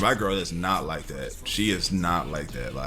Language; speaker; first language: English; native; English